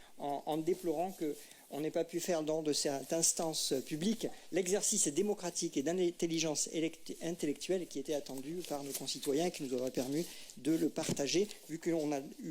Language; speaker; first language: French; native; French